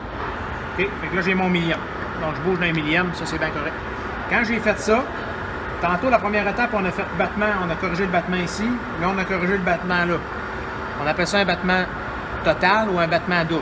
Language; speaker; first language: French; native; French